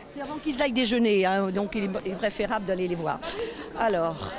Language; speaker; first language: French; native; French